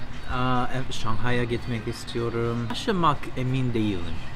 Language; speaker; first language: Turkish; non-native, learner; English